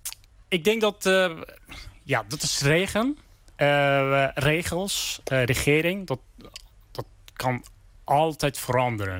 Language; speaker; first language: Dutch; non-native, learner; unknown